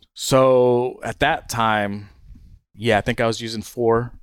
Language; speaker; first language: English; native; English